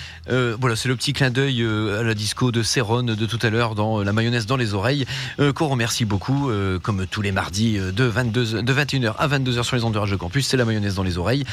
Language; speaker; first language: French; native; French